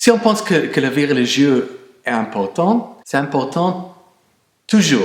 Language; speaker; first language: French; non-native, fluent; English